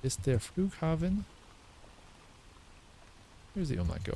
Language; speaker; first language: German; non-native, learner; English